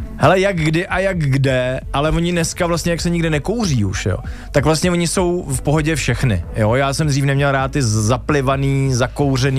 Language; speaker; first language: Czech; native; Czech